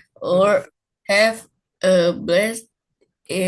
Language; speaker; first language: English; non-native, learner; Indonesian